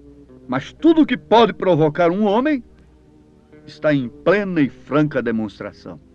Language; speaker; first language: Portuguese; native; Portuguese